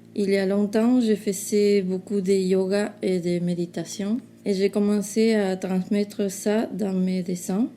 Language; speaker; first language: French; non-native, fluent; Spanish